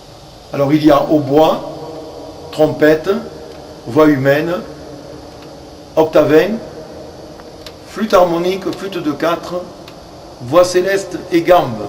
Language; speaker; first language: French; native; French